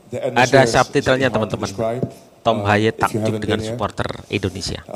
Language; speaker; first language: Indonesian; native; Indonesian